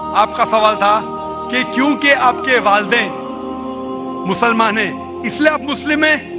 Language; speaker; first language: Urdu; non-native, local second language; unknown